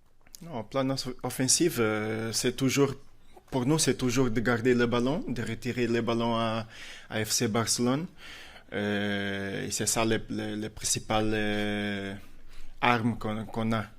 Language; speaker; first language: French; non-native, fluent; Portuguese